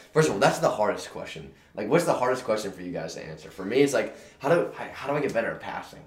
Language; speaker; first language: English; native; English